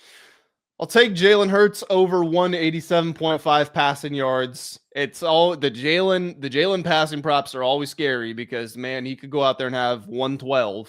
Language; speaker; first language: English; native; English